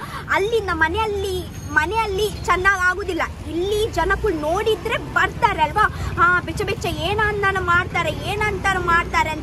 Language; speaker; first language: Kannada; non-native, local second language; Tulu